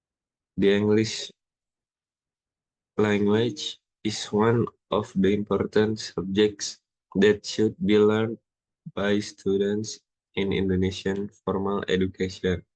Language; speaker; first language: English; non-native, learner; Indonesian